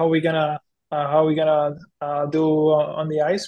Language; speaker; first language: English; non-native, fluent; Czech